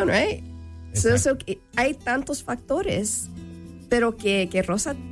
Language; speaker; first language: Spanish; early bilingual, heritage; Spanish